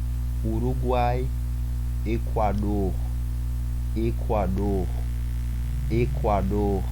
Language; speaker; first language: Portuguese; non-native, fluent; Haitian Creole